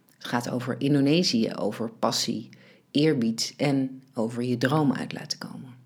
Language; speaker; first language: Dutch; native; Dutch